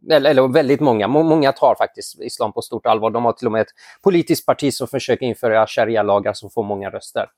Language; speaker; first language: Swedish; non-native, fluent; Persian